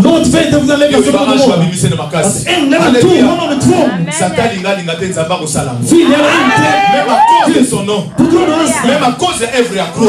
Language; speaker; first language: Swedish; non-native, fluent; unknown